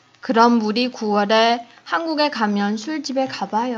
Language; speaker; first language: Korean; non-native, fluent; Chinese